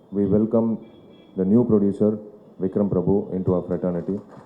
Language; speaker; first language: English; non-native, local second language; Tamil